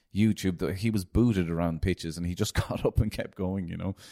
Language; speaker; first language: English; native; English